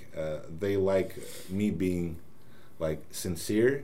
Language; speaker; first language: English; non-native, fluent; Ukrainian